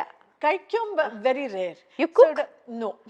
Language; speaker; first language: Malayalam; non-native, fluent; Kannada